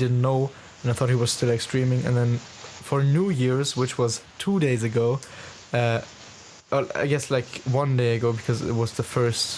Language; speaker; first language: English; non-native, fluent; German